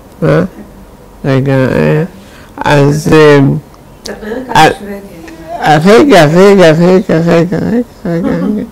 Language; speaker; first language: Hebrew; non-native, fluent; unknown